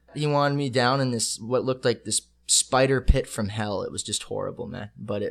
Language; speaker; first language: English; native; English